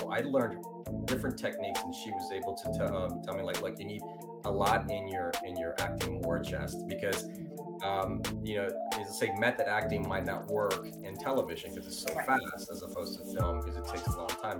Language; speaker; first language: English; early bilingual, other home language; Italian